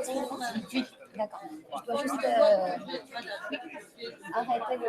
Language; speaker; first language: French; non-native, learner; Ukrainian